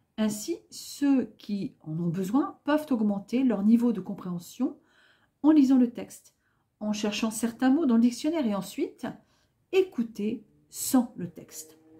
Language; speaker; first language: French; native; French